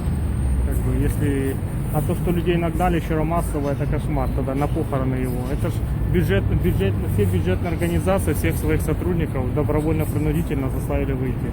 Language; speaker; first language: Russian; native; Russian